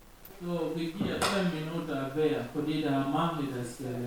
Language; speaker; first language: Danish; non-native, learner; French